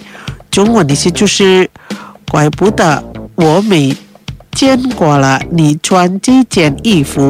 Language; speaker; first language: Chinese; non-native, fluent; Indonesian